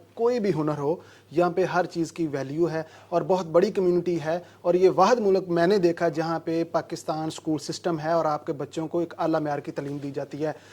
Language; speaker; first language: Urdu; non-native, local second language; Punjabi